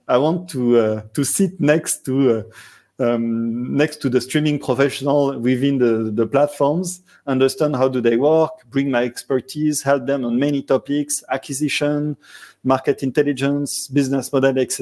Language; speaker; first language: English; non-native, fluent; French